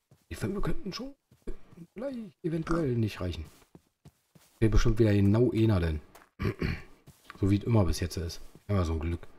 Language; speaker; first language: German; native; German